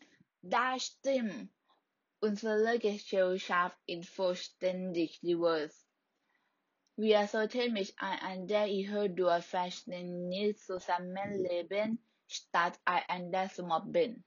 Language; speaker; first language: German; non-native, learner; Thai